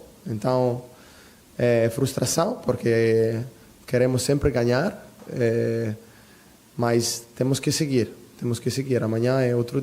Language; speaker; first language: Portuguese; non-native, fluent; Italian